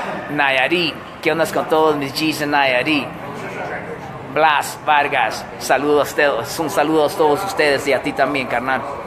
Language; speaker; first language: Spanish; early bilingual, other home language; English